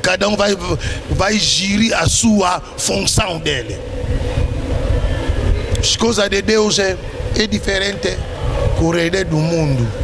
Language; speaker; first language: Portuguese; non-native, learner; Lingala